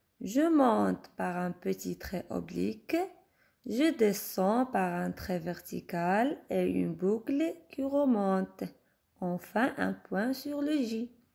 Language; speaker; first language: French; non-native, local second language; Arabic